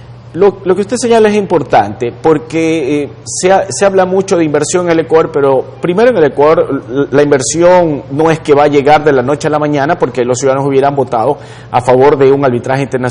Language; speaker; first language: Spanish; native; Spanish